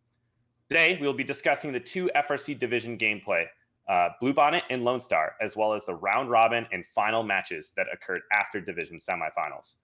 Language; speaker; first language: English; native; English